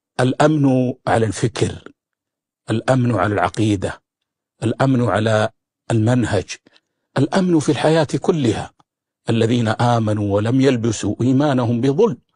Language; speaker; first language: Arabic; native; Arabic